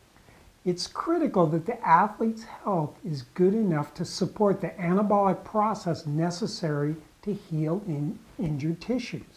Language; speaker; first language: English; native; English